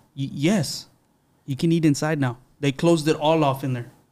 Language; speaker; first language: English; early bilingual, other home language; Spanish